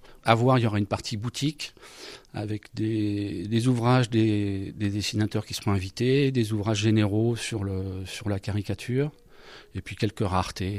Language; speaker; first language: French; native; French